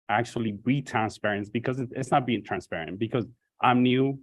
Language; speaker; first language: English; native; English